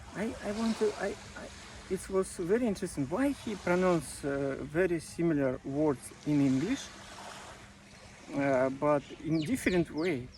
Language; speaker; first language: English; non-native, learner; Russian